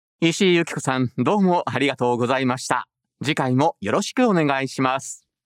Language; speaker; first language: Japanese; native; Japanese